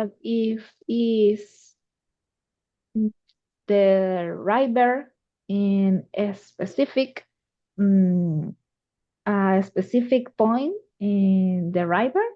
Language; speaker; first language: English; non-native, learner; Spanish